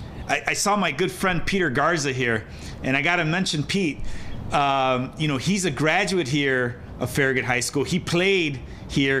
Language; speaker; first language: English; early bilingual, other home language; Spanish